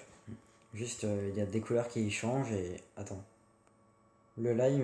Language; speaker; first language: French; native; French